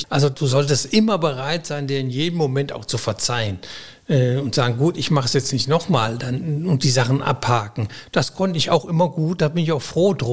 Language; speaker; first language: German; native; German